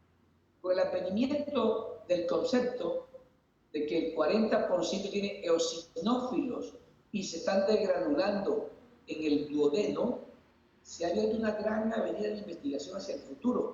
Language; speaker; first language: Spanish; native; Spanish